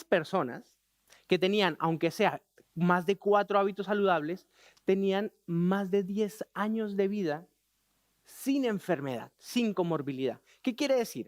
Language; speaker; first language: Spanish; native; Spanish